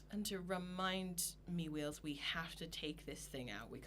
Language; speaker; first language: English; native; English